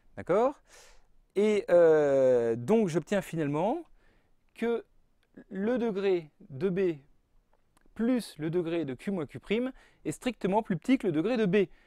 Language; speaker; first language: French; native; French